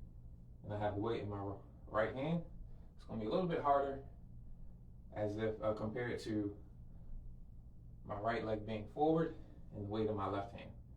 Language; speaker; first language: English; native; English